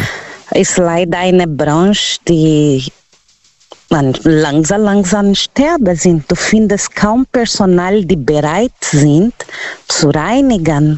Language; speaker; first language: German; non-native, learner; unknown